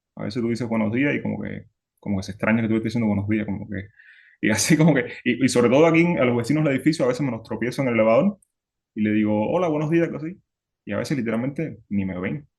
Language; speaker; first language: Spanish; native; Spanish